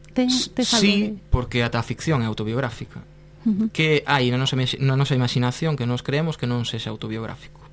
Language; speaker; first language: Galician; non-native, local second language; Spanish